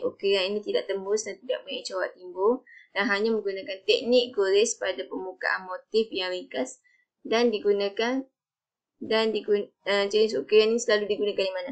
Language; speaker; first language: Malay; native; Malay